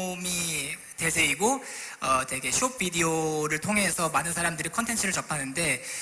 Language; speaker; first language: Korean; native; Korean